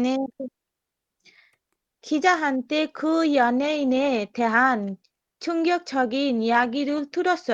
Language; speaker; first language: Korean; non-native, learner; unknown